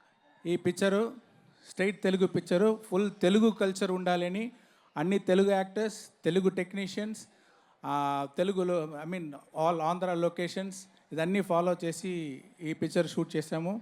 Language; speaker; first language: Telugu; non-native, local second language; Tamil